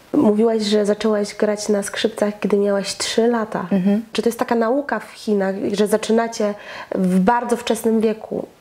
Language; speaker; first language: Polish; native; Polish